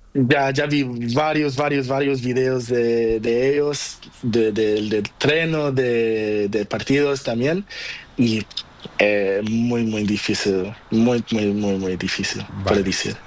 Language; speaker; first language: Spanish; non-native, learner; Portuguese